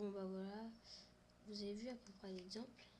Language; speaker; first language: French; native; French